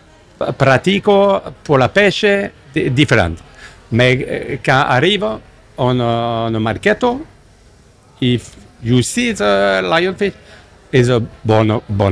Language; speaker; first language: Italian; non-native, learner; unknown